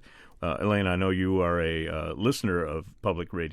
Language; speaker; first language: English; native; English